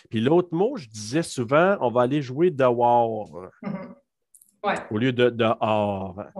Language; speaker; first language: French; native; French